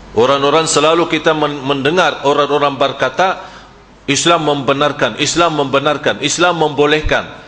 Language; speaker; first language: Malay; non-native, fluent; Arabic